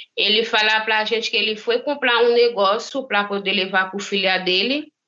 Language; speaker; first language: Portuguese; non-native, learner; Haitian Creole